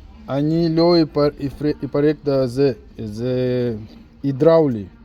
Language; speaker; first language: Hebrew; non-native, learner; Russian